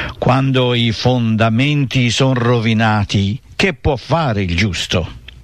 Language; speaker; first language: Italian; native; Italian